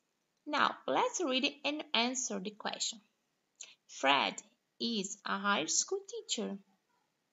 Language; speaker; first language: English; non-native, fluent; Portuguese